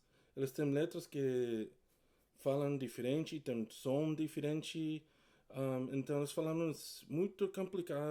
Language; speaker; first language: Portuguese; non-native, learner; English